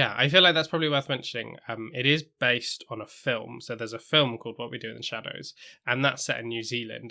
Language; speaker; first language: English; native; English